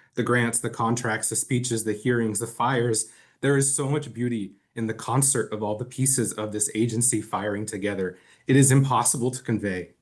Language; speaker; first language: English; early bilingual, other home language; Spanish